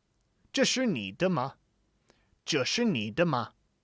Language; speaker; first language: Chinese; non-native, fluent; English